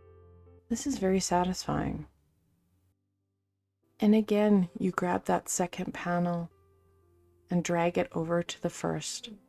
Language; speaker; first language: English; native; English